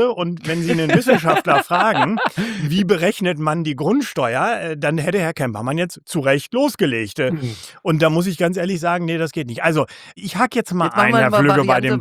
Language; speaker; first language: German; native; German